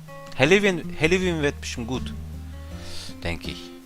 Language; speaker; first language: German; non-native, fluent; Japanese